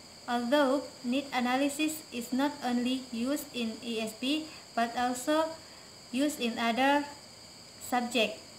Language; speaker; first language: English; non-native, fluent; Indonesian